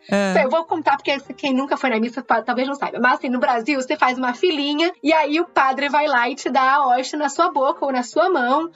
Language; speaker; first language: Portuguese; native; Portuguese